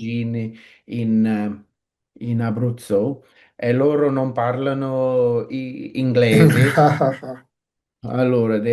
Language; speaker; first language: Italian; non-native, learner; English